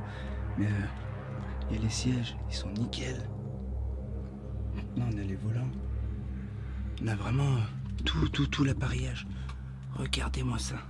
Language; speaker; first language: French; native; French